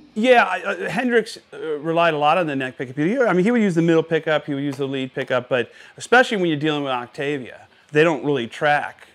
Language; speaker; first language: English; native; English